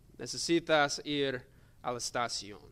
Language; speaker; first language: Spanish; non-native, learner; English